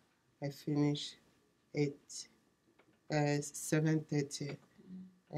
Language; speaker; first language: English; non-native, learner; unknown